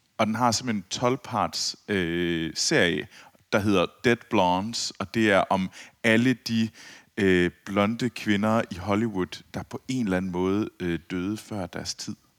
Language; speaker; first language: Danish; native; Danish